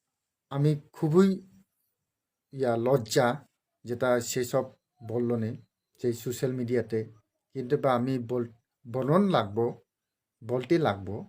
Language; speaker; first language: Bangla; non-native, local second language; Kok Borok